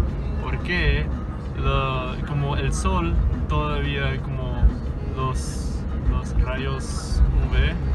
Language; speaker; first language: Spanish; non-native, fluent; English